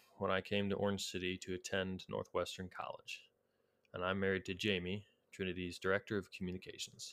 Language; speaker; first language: English; native; English